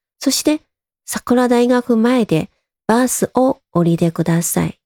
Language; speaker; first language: Japanese; non-native, fluent; Chinese